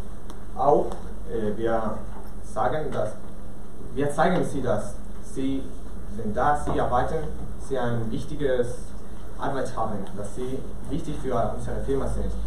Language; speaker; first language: German; non-native, learner; Spanish